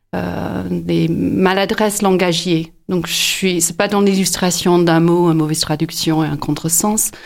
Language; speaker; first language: French; non-native, fluent; English